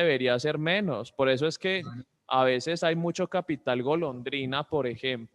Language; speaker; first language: Spanish; native; Spanish